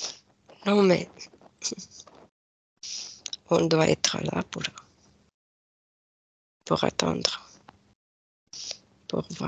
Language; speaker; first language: French; non-native, fluent; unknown